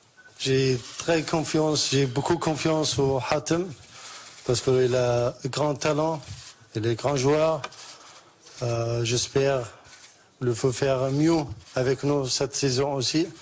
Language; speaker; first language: French; non-native, learner; Arabic